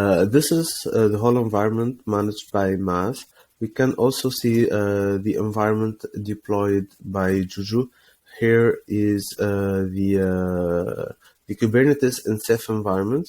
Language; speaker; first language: English; non-native, fluent; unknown